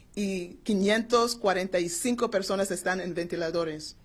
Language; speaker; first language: Spanish; non-native, learner; English